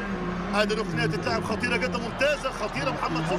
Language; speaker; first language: Arabic; native; Arabic